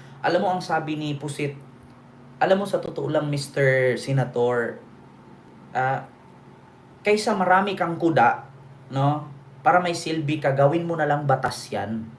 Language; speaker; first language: Filipino; non-native, local second language; Cebuano